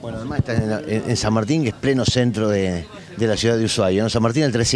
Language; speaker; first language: Spanish; native; Spanish